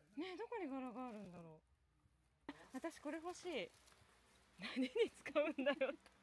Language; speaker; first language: Japanese; native; Japanese